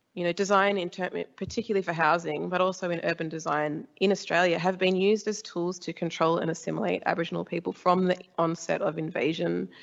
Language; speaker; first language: English; native; English